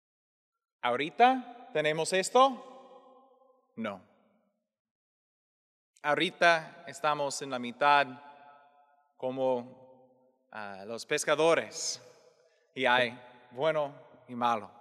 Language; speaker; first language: Spanish; non-native, fluent; English